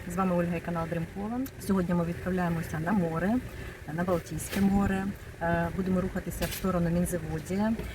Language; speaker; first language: Ukrainian; non-native, local second language; Russian